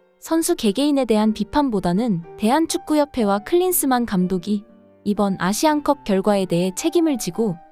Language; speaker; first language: Korean; native; Korean